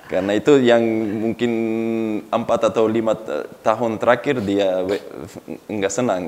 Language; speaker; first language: Indonesian; non-native, learner; Uzbek